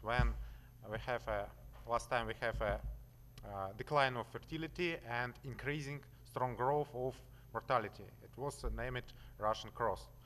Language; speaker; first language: English; non-native, learner; Russian